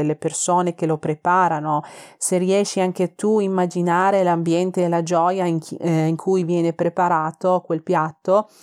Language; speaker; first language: Italian; non-native, fluent; Persian